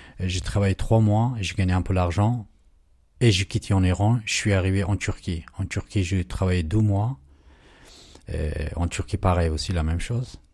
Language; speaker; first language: French; non-native, learner; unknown